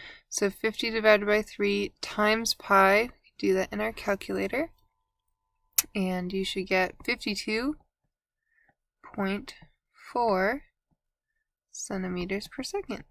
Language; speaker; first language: English; native; English